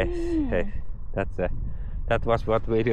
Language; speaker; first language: English; non-native, learner; Finnish